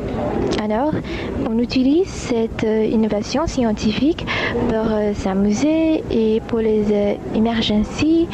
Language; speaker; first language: French; non-native, fluent; English